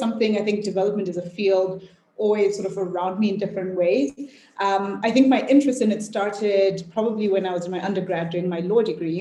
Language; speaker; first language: English; non-native, local second language; Shona